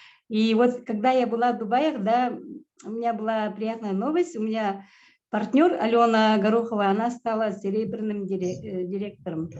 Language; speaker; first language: Russian; non-native, local second language; Yakut